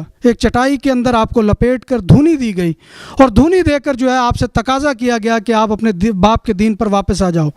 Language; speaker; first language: Urdu; native; Urdu